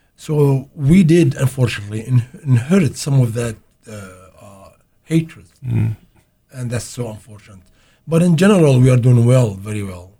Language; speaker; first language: English; non-native, fluent; Arabic